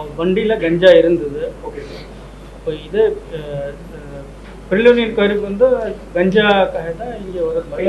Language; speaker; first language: Tamil; non-native, local second language; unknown